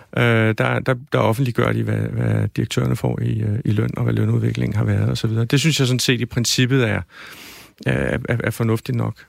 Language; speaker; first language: Danish; native; Danish